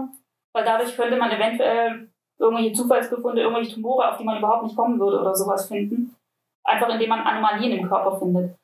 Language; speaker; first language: German; native; German